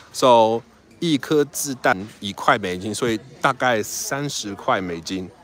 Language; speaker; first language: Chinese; non-native, fluent; English